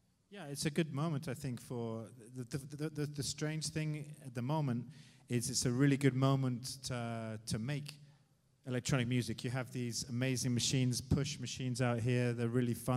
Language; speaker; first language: English; native; English